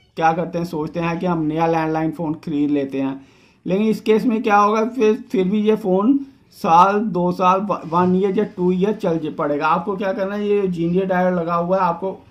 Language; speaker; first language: Hindi; non-native, local second language; Dogri